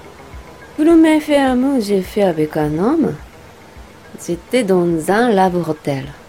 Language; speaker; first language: French; non-native, learner; Japanese